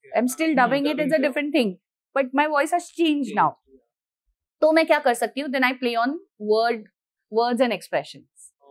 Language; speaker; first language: Hindi; non-native, local second language; Marathi